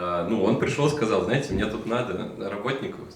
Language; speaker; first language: Russian; native; Russian